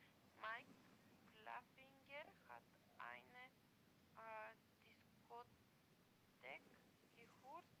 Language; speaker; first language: German; non-native, learner; Macedonian